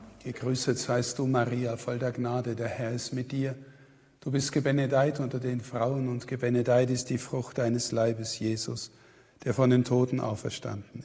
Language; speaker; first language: German; native; German